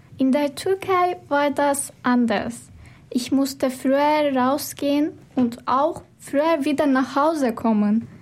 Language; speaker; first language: German; non-native, fluent; Turkish